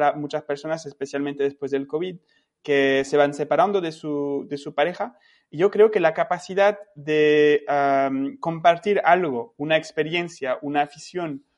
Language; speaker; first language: Spanish; non-native, fluent; French